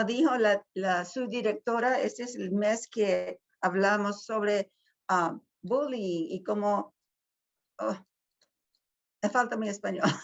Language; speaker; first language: Spanish; early bilingual, heritage; Spanish